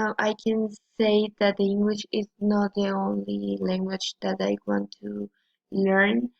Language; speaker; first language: English; non-native, learner; Spanish